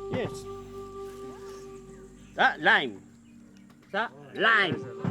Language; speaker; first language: English; non-native, learner; French